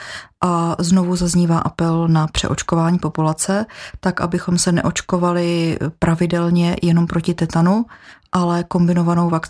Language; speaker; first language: Czech; native; Czech